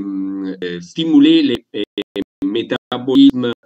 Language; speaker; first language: French; non-native, learner; Italian